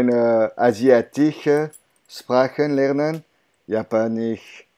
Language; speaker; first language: German; non-native, learner; French